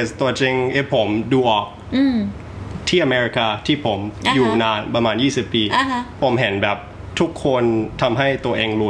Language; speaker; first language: Thai; early bilingual, heritage; Thai